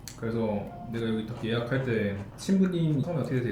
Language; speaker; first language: Korean; native; Korean